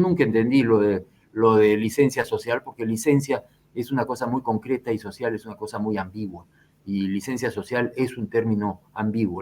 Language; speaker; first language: Spanish; native; Spanish